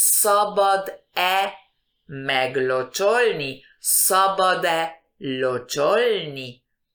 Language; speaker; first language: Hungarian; early bilingual, heritage; Hungarian